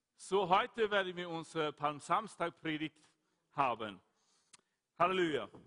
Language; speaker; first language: German; non-native, fluent; Swedish